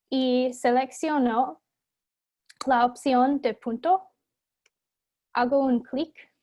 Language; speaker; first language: Spanish; non-native, fluent; English